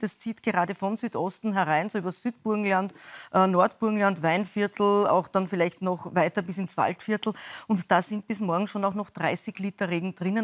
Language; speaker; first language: German; native; German